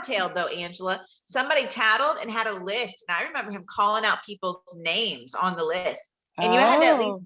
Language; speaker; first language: English; native; English